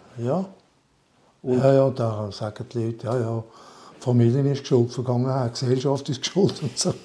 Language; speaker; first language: German; non-native, local second language; French